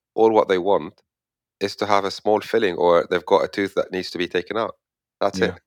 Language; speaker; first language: English; non-native, fluent; Arabic